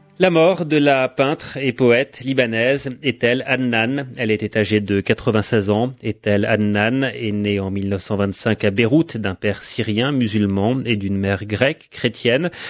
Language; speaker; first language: French; native; French